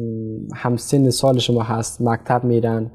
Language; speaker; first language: Persian; native; Persian